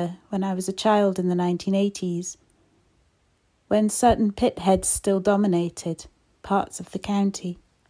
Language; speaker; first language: English; native; English